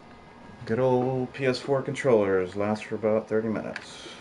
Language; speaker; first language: English; native; English